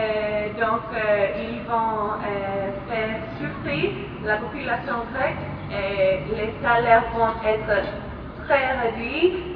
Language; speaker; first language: French; non-native, fluent; Greek